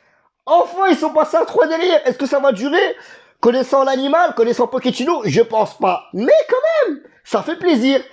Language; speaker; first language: French; native; French